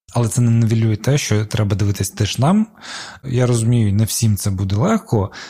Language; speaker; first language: Ukrainian; non-native, local second language; Crimean Tatar